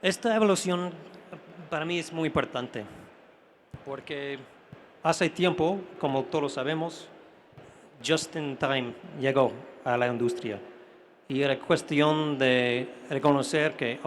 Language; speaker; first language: Spanish; non-native, fluent; English